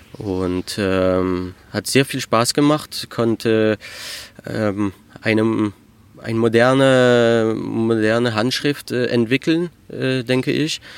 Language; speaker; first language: German; early bilingual, heritage; French